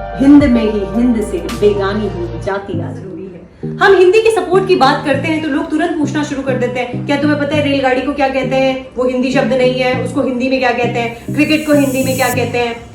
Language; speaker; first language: Hindi; native; Hindi